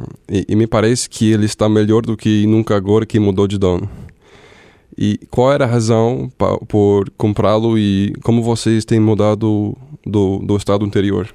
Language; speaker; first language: Portuguese; non-native, fluent; English